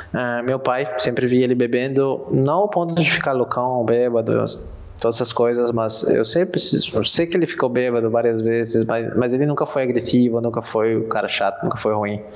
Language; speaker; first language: Portuguese; non-native, fluent; Spanish